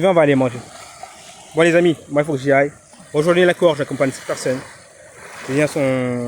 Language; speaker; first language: French; native; French